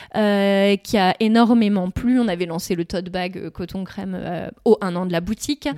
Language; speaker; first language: French; native; French